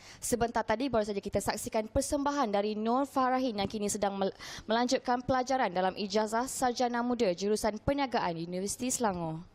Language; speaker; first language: Malay; native; Malay